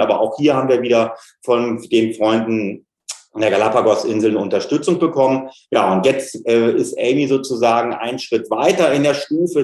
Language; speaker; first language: German; native; German